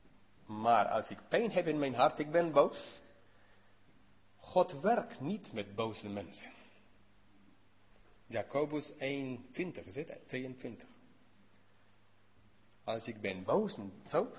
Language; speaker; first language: Dutch; non-native, learner; English